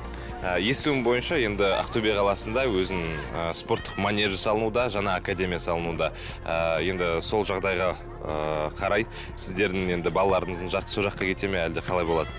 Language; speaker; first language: Kazakh; native; Kazakh